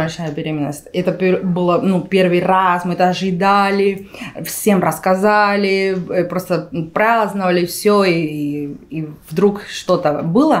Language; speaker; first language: Russian; non-native, fluent; Spanish